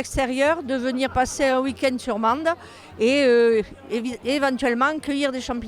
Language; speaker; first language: French; native; French